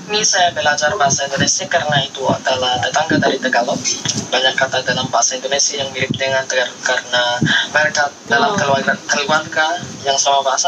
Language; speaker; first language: Indonesian; non-native, learner; Filipino